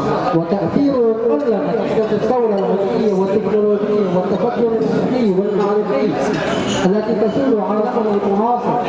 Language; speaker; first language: Arabic; native; Arabic